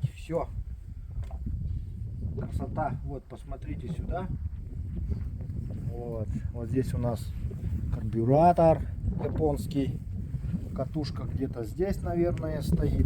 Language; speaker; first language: Russian; native; Russian